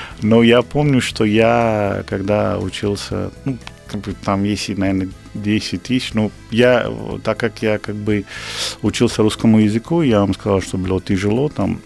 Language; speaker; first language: Russian; non-native, fluent; Kashmiri